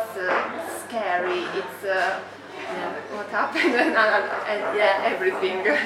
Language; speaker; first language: English; non-native, fluent; Italian